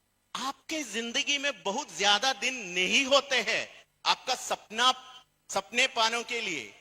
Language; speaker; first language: Hindi; non-native, fluent; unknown